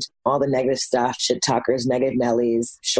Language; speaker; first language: English; native; English